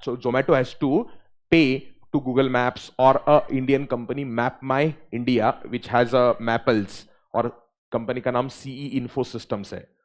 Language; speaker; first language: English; non-native, local second language; Hindi